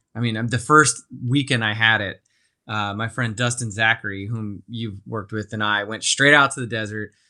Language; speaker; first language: English; native; English